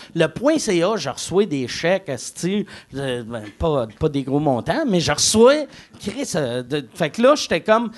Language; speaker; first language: French; native; French